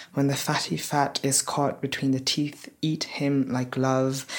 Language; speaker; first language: English; native; English